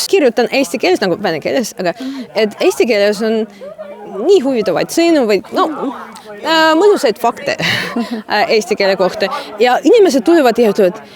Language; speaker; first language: Estonian; non-native, fluent; Russian